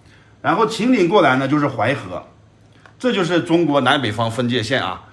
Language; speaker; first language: Chinese; native; Chinese